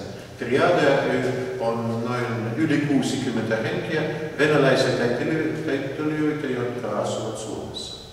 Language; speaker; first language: Finnish; non-native, learner; Russian